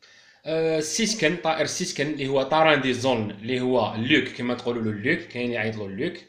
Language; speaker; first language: Arabic; native; Arabic